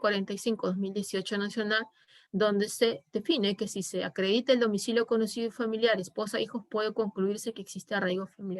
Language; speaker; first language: Spanish; native; Spanish